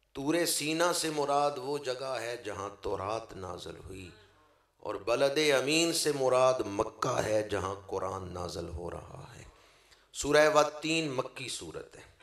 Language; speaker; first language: Urdu; non-native, local second language; Punjabi